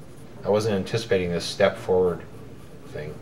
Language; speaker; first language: English; native; English